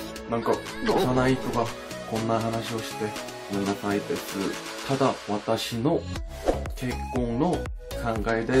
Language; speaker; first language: Japanese; non-native, learner; Korean